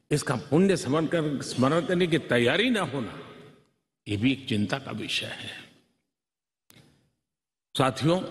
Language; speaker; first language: Hindi; non-native, local second language; Gujarati